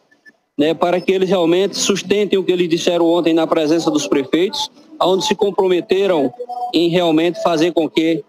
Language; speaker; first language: Portuguese; native; Portuguese